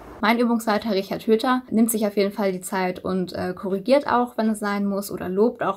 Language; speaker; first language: German; native; German